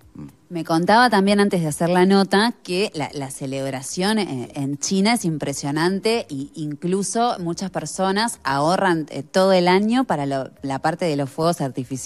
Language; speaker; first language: Spanish; native; Spanish